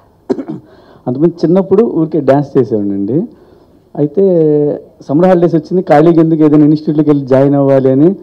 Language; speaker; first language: Telugu; native; Telugu